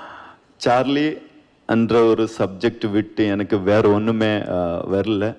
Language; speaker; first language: Tamil; non-native, learner; Kannada